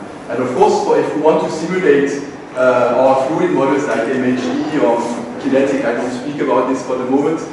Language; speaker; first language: English; non-native, fluent; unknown